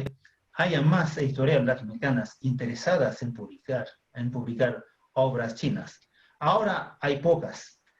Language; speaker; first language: Spanish; non-native, fluent; Chinese